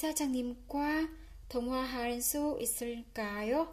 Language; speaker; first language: Korean; non-native, fluent; Vietnamese